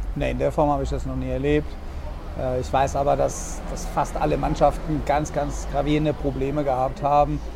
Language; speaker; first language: German; non-native, fluent; Spanish